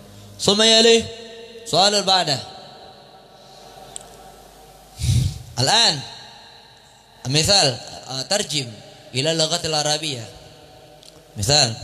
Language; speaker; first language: Arabic; non-native, fluent; Indonesian